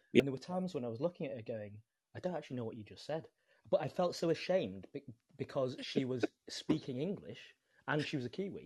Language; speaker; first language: English; native; English